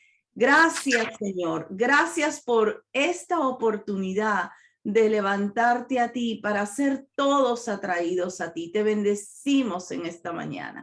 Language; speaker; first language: Spanish; native; Spanish